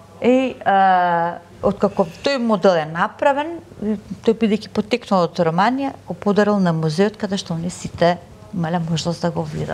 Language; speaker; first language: Macedonian; native; Macedonian